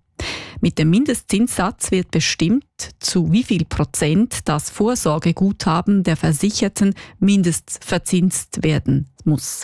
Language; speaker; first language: German; native; German